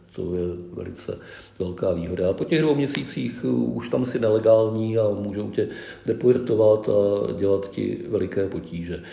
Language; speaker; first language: Czech; native; Czech